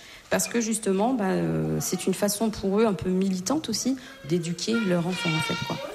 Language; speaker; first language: French; native; French